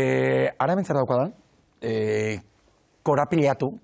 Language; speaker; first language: Basque; native; Basque